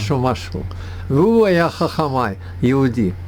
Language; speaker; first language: Hebrew; non-native, learner; Russian